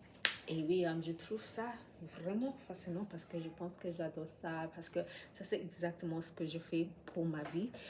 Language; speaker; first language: French; non-native, learner; English